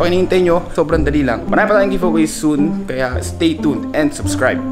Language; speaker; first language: Filipino; native; Filipino